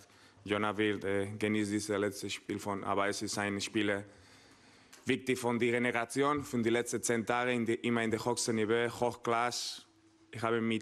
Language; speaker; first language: German; non-native, learner; Spanish